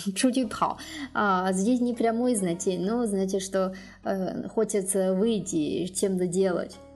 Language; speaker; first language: Russian; non-native, learner; Chinese